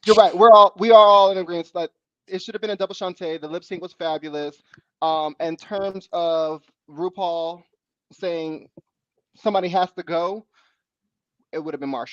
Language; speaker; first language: English; native; English